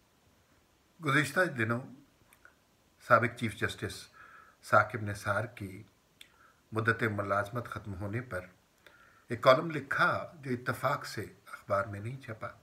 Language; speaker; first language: Urdu; native; Urdu